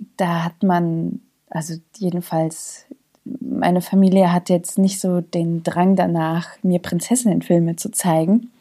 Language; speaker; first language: German; early bilingual, other home language; Croatian